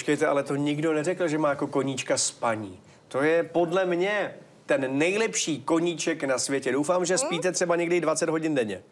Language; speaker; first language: Czech; native; Czech